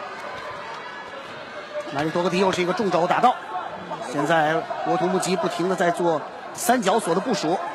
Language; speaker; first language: Chinese; native; Chinese